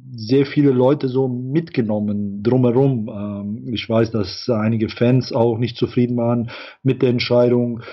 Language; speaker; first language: German; non-native, fluent; Bosnian